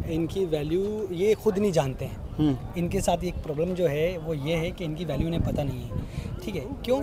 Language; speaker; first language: Hindi; native; Hindi